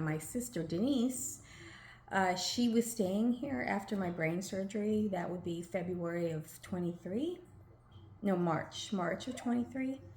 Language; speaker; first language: English; native; English